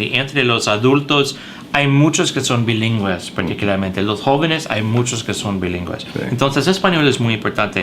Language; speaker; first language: Spanish; early bilingual, heritage; English